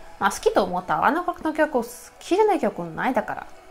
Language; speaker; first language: Japanese; non-native, learner; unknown